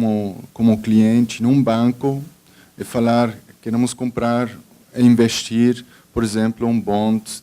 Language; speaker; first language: Portuguese; non-native, fluent; Spanish